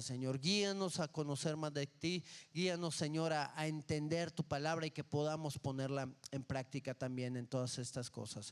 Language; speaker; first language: Spanish; native; Spanish